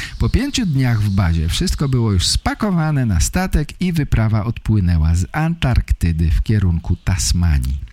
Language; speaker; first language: Polish; native; Polish